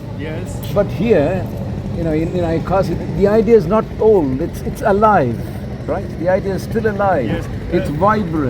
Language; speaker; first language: English; non-native, local second language; Tamil